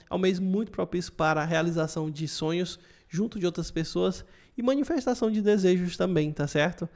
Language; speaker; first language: Portuguese; native; Portuguese